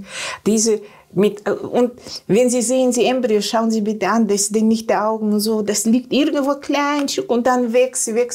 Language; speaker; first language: German; non-native, learner; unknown